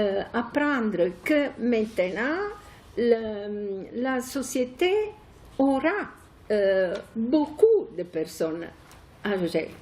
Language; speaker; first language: French; non-native, fluent; Italian